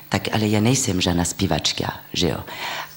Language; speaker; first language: Czech; non-native, fluent; French